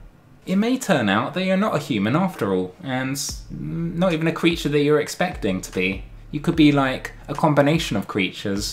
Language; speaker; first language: English; native; English